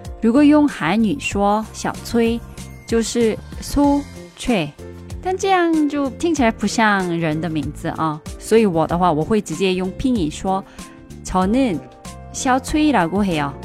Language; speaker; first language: Chinese; non-native, fluent; Korean